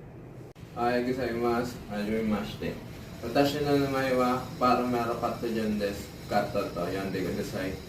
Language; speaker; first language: Japanese; non-native, learner; Filipino